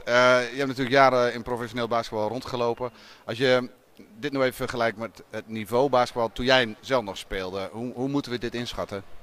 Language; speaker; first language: Dutch; native; Dutch